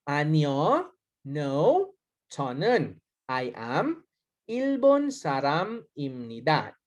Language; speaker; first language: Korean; non-native, learner; Hiligaynon